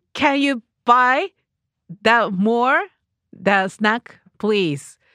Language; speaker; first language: English; non-native, learner; Japanese